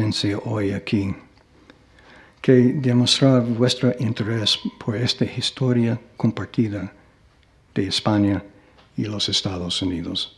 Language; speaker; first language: Spanish; non-native, fluent; English